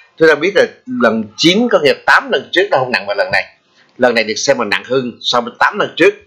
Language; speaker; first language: Vietnamese; native; Vietnamese